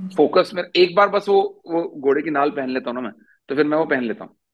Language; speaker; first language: Hindi; native; Hindi